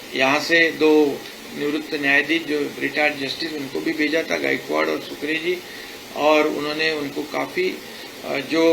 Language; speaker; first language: Hindi; non-native, local second language; Marathi